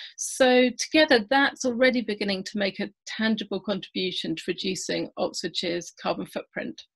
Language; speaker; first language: English; native; English